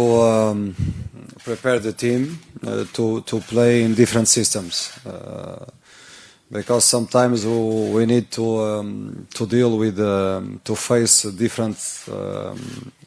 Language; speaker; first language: English; non-native, learner; Portuguese